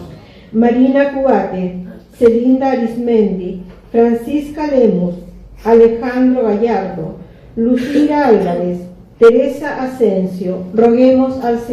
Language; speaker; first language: Spanish; native; Spanish